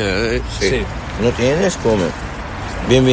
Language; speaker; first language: Spanish; non-native, learner; Arabic